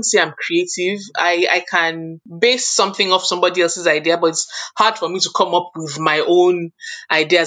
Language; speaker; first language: English; non-native, local second language; Yoruba